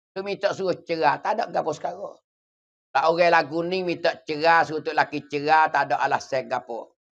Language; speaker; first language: Malay; native; Malay